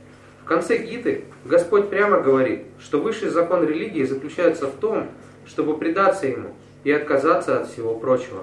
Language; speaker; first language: Russian; native; Russian